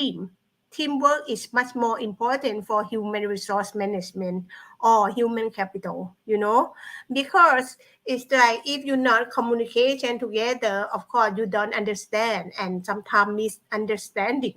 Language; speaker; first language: English; non-native, learner; Thai